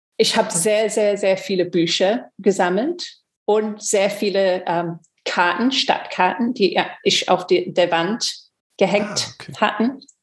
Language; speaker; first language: German; non-native, fluent; English